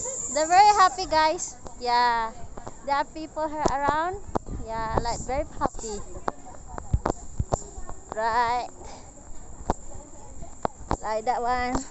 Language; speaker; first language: English; non-native, learner; Filipino